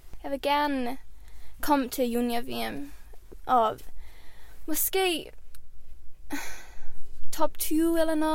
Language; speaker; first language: Danish; early bilingual, heritage; Swedish